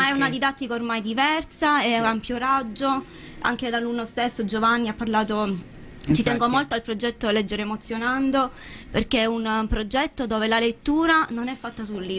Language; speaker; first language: Italian; native; Italian